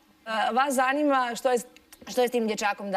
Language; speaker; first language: Croatian; native; Croatian